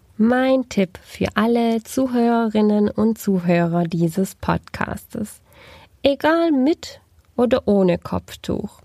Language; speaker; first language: German; early bilingual, other home language; Turkish